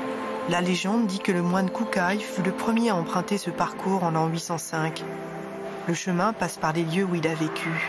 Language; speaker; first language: French; native; French